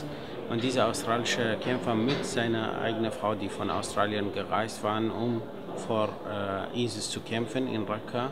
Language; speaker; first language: German; non-native, fluent; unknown